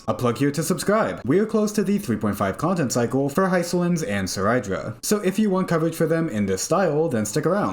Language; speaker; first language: English; native; English